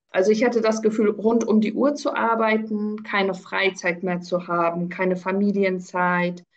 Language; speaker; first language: German; early bilingual, other home language; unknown